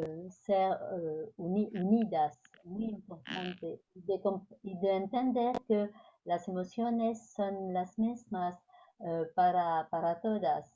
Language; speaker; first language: Spanish; non-native, fluent; French